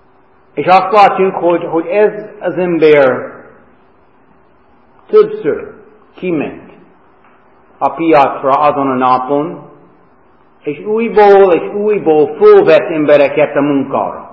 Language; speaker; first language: Hungarian; non-native, fluent; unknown